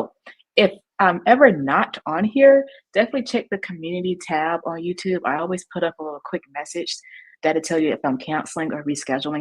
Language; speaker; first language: English; native; English